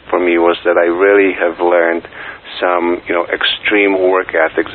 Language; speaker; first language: English; non-native, fluent; Polish